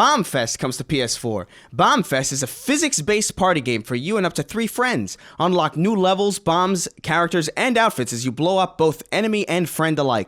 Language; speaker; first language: English; native; English